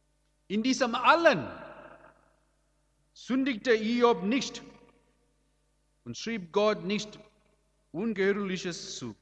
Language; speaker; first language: German; non-native, learner; Amharic